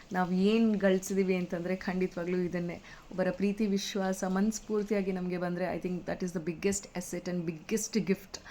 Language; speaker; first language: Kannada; non-native, local second language; Kodava